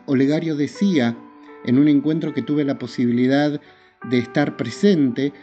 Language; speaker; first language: Spanish; native; Spanish